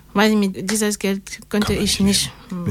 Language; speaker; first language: German; non-native, learner; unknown